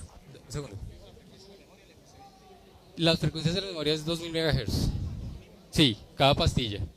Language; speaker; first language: Spanish; native; Spanish